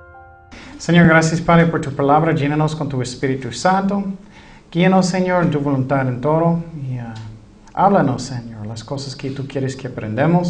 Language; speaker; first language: Spanish; non-native, fluent; English